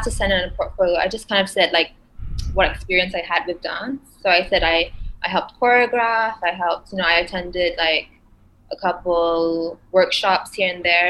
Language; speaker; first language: English; non-native, local second language; Malay